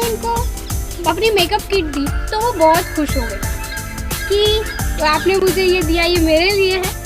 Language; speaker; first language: Hindi; non-native, local second language; Gujarati